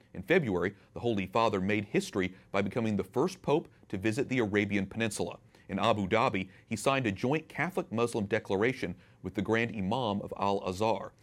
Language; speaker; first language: English; native; English